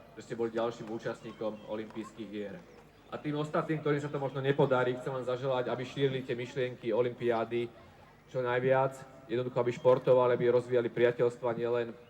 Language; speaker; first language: Slovak; native; Slovak